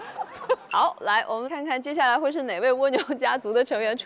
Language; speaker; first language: Chinese; native; Chinese